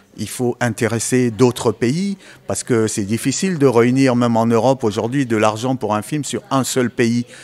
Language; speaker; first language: French; native; French